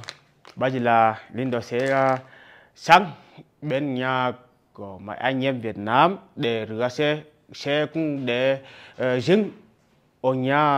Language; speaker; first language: Vietnamese; non-native, learner; Portuguese